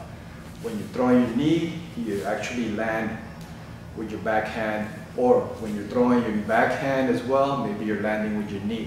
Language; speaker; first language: English; native; English